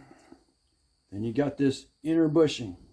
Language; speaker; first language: English; native; English